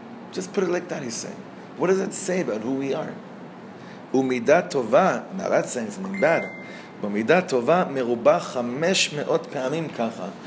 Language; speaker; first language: English; native; English